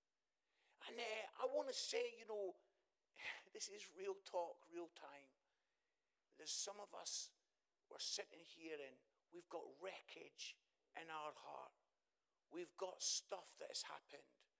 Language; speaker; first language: English; native; English